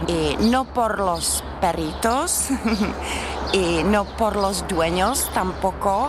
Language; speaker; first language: Spanish; non-native, fluent; Czech